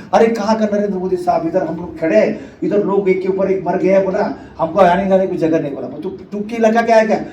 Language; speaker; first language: Hindi; non-native, local second language; Marathi